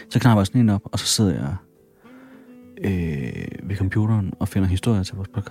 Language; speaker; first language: Danish; native; Danish